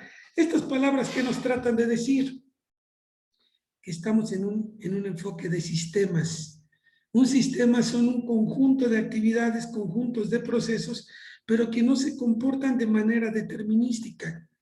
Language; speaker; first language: Spanish; native; Spanish